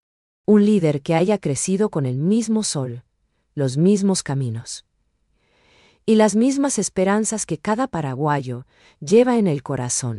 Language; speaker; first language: Spanish; native; Spanish